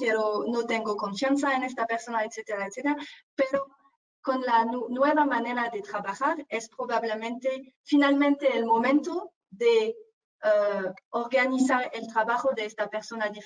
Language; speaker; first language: Spanish; non-native, fluent; French